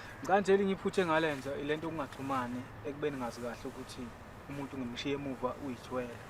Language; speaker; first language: Zulu; native; Zulu